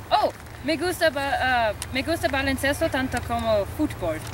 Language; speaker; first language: Spanish; non-native, learner; English